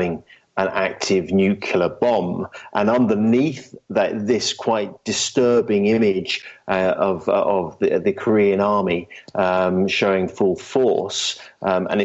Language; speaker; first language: English; native; English